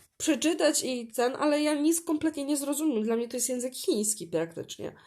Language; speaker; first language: Polish; native; Polish